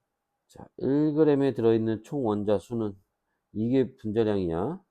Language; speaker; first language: Korean; native; Korean